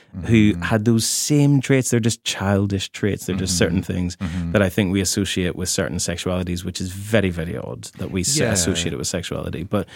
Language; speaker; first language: English; native; English